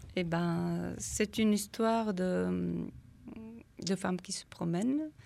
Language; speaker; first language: French; non-native, fluent; Czech